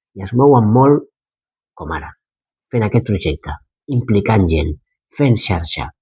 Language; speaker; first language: Catalan; non-native, local second language; Spanish